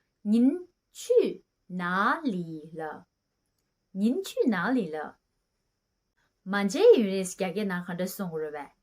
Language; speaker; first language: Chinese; non-native, fluent; Tibetan